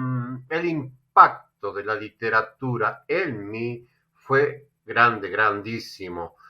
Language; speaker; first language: Spanish; native; Spanish